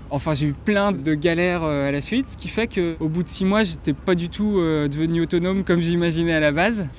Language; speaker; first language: French; native; French